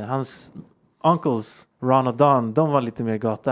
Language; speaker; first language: Swedish; early bilingual, heritage; Swedish